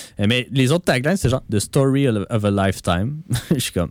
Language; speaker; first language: French; native; French